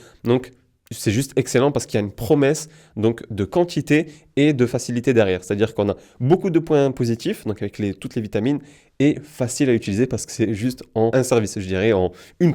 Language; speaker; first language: French; native; French